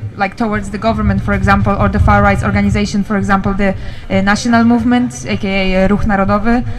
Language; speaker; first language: English; non-native, learner; Polish